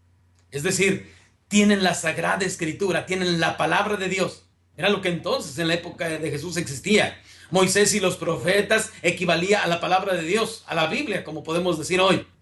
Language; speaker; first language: Spanish; native; Spanish